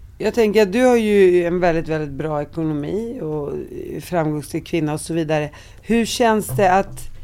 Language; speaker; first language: Swedish; early bilingual, other home language; Arabic